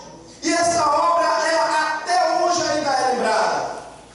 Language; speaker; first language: Portuguese; native; Portuguese